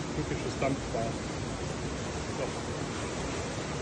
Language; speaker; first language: German; native; German